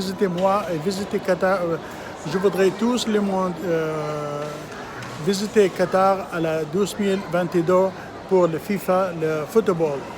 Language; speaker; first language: French; non-native, learner; Arabic